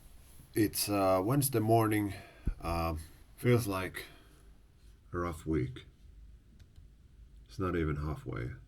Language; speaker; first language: English; non-native, fluent; Finnish